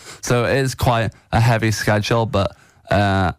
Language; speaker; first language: English; native; English